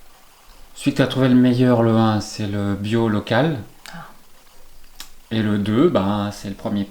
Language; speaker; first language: French; native; French